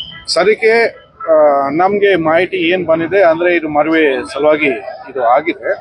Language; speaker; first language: Kannada; non-native, fluent; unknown